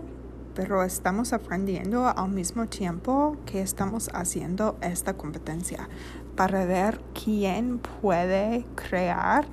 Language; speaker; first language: Spanish; non-native, learner; English